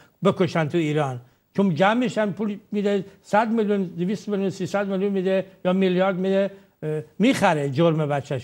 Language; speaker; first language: Persian; native; Persian